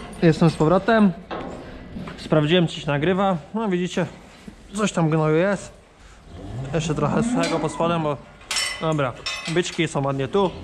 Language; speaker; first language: Polish; native; Polish